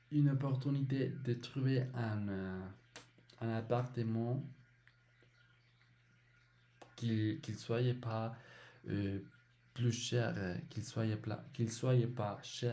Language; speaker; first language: French; non-native, learner; Spanish